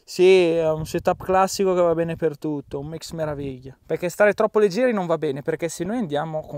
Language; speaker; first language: Italian; native; Italian